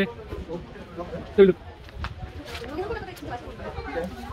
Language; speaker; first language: Korean; native; Korean